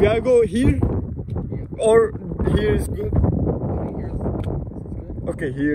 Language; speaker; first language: English; non-native, learner; Turkish